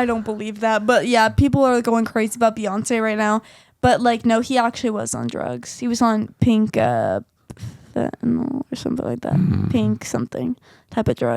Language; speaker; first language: English; native; English